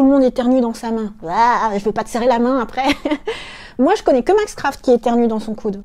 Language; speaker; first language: French; native; French